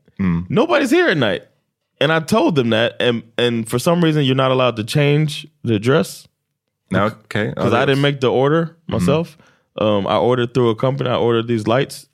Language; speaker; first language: English; native; English